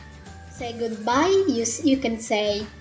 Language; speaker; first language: English; non-native, fluent; Italian